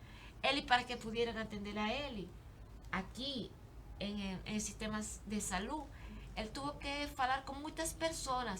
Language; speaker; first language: Portuguese; non-native, learner; Spanish